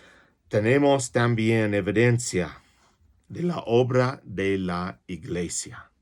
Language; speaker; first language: Spanish; non-native, fluent; English